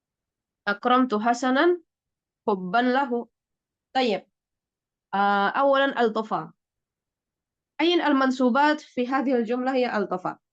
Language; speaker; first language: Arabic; non-native, fluent; Indonesian